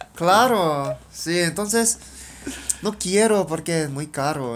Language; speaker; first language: Spanish; non-native, learner; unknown